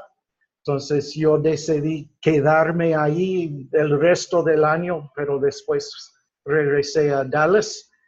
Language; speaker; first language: Spanish; non-native, fluent; English